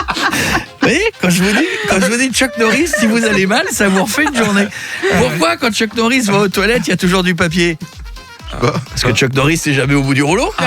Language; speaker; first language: French; native; French